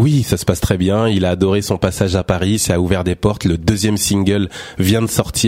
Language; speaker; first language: French; native; French